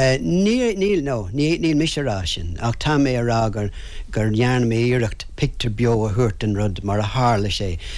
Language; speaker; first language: Irish; non-native, local second language; English